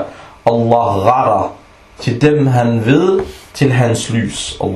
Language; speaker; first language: Danish; non-native, local second language; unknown